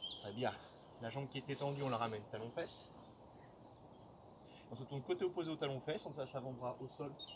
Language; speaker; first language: French; native; French